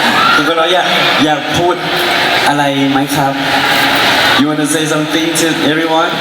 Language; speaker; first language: Thai; native; Thai